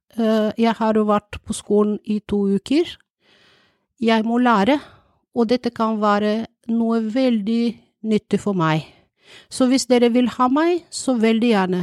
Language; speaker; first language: Norwegian; non-native, fluent; Bulgarian